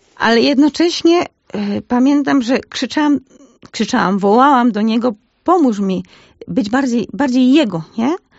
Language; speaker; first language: Polish; native; Polish